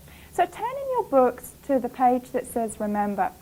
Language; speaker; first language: English; native; English